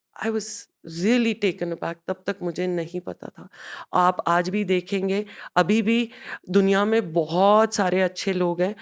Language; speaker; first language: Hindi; non-native, local second language; Punjabi